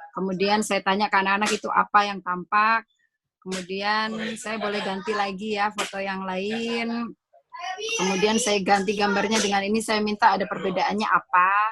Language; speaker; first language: Indonesian; native; Indonesian